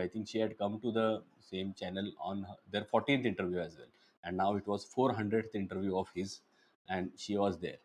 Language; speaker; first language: English; non-native, local second language; Marathi